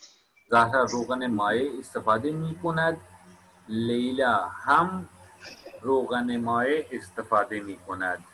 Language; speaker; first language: Persian; non-native, fluent; Urdu